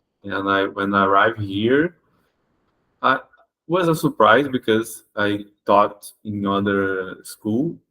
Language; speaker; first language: English; non-native, learner; Portuguese